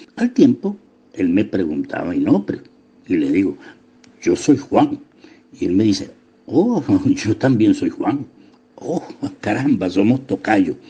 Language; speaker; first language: Spanish; native; Spanish